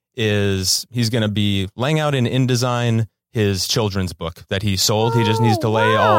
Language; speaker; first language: English; native; English